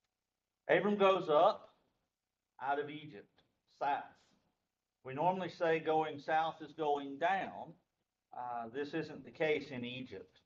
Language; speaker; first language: English; native; English